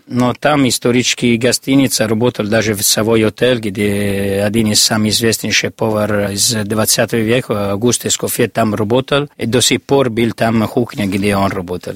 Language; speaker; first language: Russian; non-native, learner; Italian